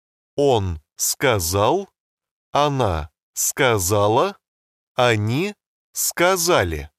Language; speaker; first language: Russian; non-native, learner; English